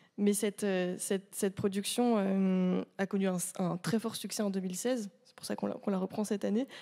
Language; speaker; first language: French; native; French